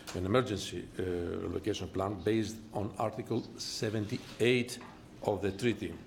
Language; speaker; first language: English; non-native, fluent; Greek